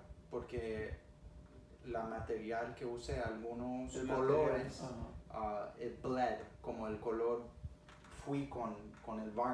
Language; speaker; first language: Spanish; early bilingual, other home language; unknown